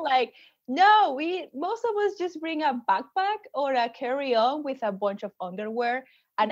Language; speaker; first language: English; non-native, fluent; Spanish